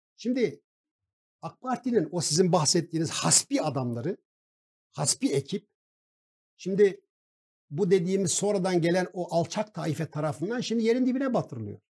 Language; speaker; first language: Turkish; non-native, local second language; Kurdish